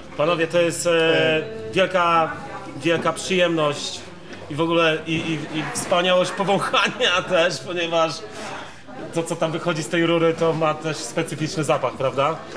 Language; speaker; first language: Polish; native; Polish